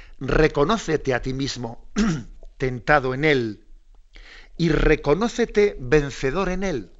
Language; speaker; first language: Spanish; native; Spanish